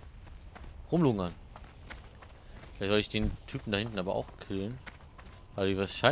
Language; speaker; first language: German; native; German